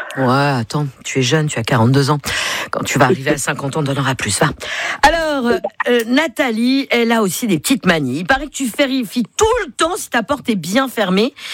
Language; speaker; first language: French; native; French